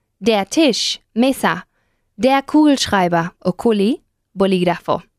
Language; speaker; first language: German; non-native, fluent; Spanish